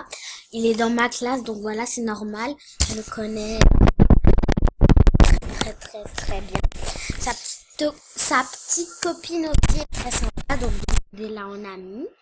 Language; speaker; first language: French; native; French